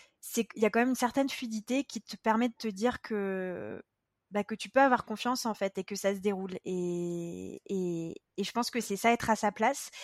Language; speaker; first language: French; native; French